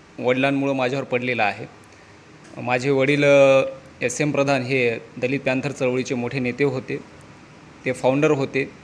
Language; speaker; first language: Marathi; native; Marathi